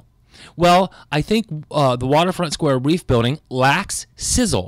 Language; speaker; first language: English; native; English